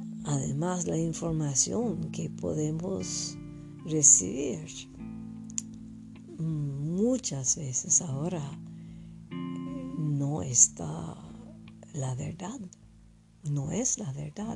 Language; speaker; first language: Spanish; non-native, fluent; French